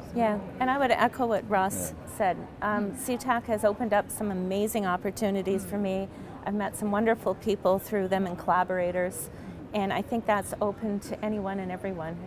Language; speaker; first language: English; native; English